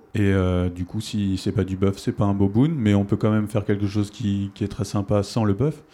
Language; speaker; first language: French; native; French